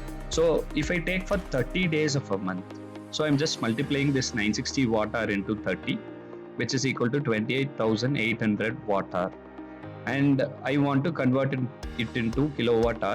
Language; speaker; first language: English; non-native, local second language; Tamil